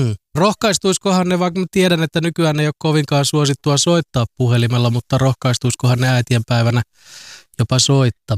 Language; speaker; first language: Finnish; native; Finnish